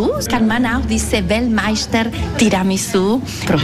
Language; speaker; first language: German; non-native, local second language; Italian